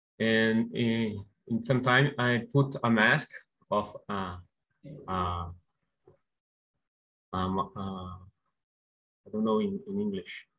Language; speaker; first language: English; non-native, learner; Portuguese